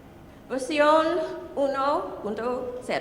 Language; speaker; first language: Spanish; non-native, learner; English